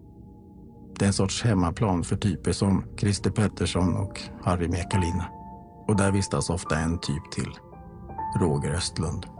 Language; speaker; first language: Swedish; native; Swedish